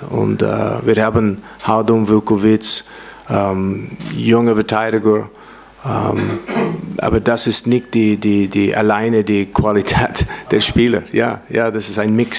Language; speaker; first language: German; non-native, learner; English